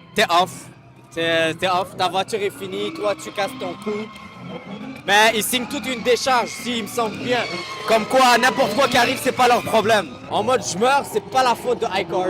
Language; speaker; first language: French; native; French